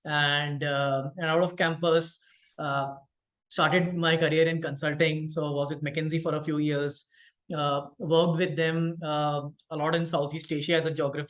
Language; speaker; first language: English; non-native, local second language; Hindi